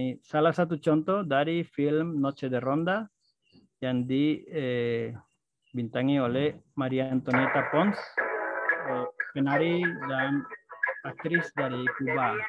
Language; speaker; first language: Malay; non-native, fluent; Spanish